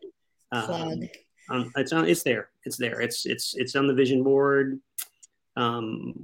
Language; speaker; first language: English; native; English